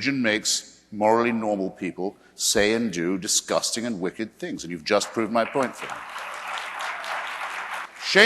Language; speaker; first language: English; native; English